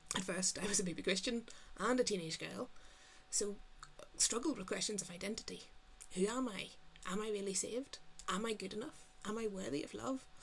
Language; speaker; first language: English; native; English